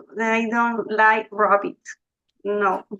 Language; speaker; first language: English; non-native, learner; Spanish